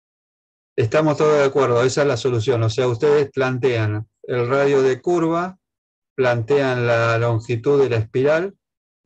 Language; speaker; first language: Spanish; native; Spanish